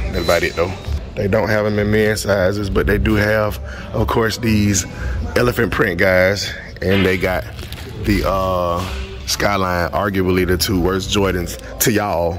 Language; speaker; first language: English; native; English